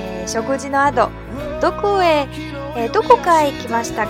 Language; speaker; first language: Japanese; non-native, fluent; Chinese